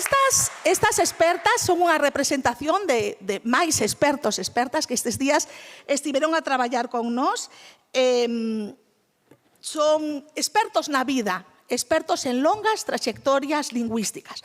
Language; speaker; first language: Galician; native; Galician